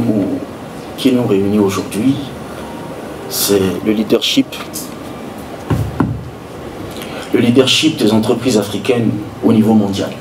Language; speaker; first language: French; non-native, local second language; Sango